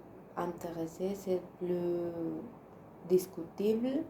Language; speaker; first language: French; non-native, learner; Spanish